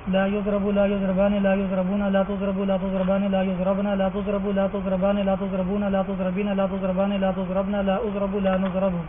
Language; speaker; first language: Arabic; non-native, learner; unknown